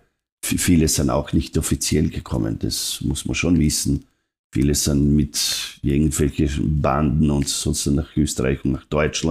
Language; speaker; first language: German; non-native, fluent; Serbian